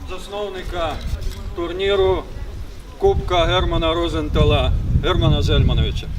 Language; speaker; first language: Ukrainian; native; Ukrainian